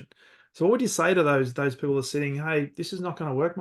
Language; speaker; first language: English; native; English